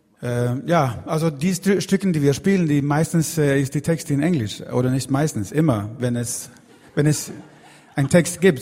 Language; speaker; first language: German; non-native, fluent; Swedish